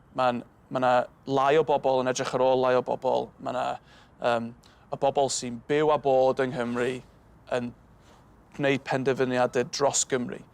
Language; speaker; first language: Welsh; native; Welsh